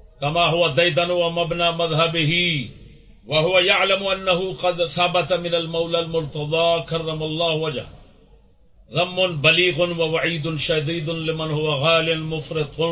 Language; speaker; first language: Arabic; non-native, fluent; Urdu